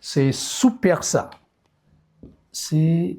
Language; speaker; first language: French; non-native, fluent; Amharic